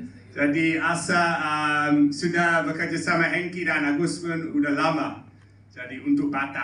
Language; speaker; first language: Indonesian; non-native, learner; English